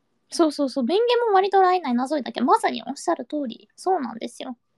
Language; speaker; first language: Japanese; early bilingual, heritage; Japanese